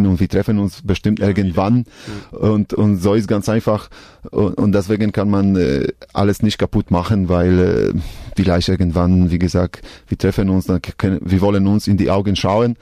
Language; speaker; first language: German; non-native, learner; Polish